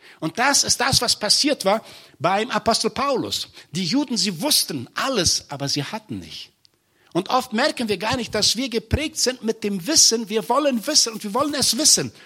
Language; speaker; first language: German; non-native, fluent; Portuguese